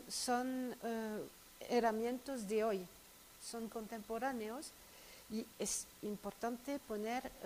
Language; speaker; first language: Spanish; non-native, fluent; French